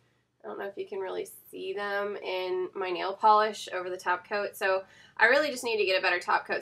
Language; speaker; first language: English; native; English